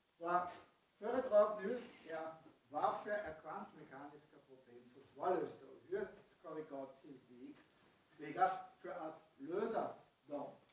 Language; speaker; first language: Swedish; non-native, fluent; German